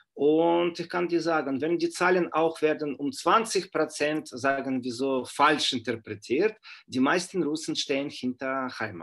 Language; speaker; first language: German; non-native, fluent; Russian